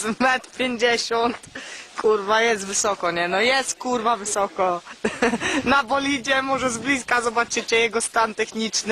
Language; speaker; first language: Polish; native; Polish